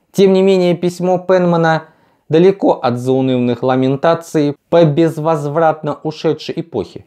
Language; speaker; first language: Russian; native; Russian